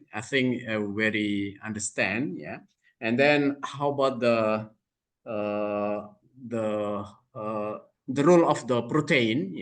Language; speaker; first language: English; non-native, fluent; Indonesian